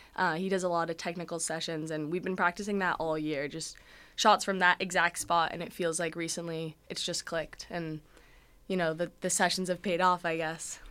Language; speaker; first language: English; native; English